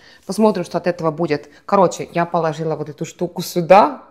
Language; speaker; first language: Russian; non-native, fluent; Estonian